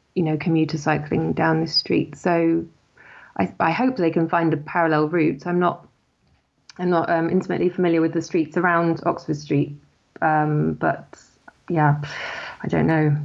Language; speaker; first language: English; native; English